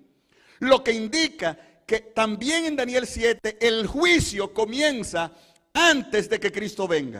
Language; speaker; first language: Spanish; native; Spanish